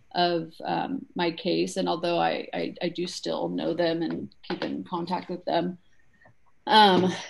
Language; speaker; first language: English; native; English